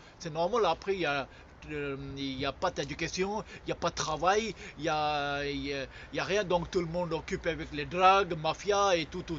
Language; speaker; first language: French; non-native, fluent; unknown